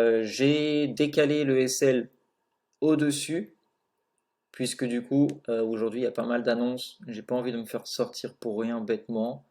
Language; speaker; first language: French; native; French